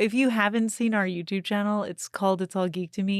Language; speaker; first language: English; native; English